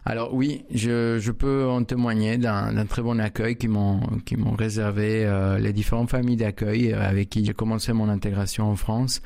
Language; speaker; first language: French; non-native, fluent; Spanish